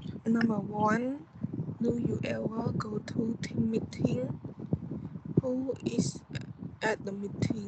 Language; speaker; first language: English; non-native, learner; Khmer